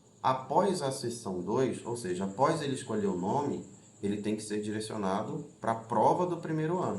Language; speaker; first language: Portuguese; native; Portuguese